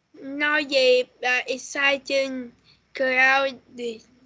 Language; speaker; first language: English; non-native, learner; Vietnamese